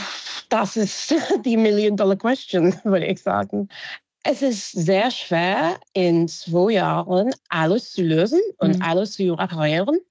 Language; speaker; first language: German; non-native, fluent; English